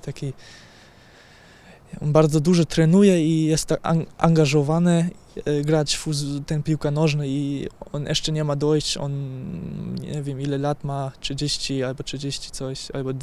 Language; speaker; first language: Polish; early bilingual, heritage; German